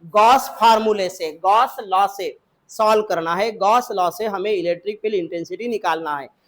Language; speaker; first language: Hindi; non-native, local second language; Marathi